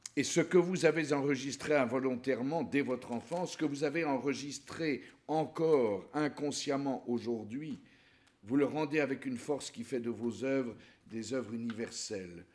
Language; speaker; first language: French; native; French